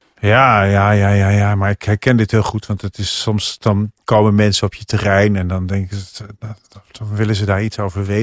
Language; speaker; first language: Dutch; native; Dutch